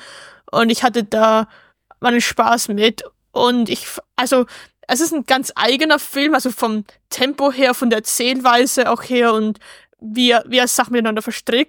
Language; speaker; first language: German; native; German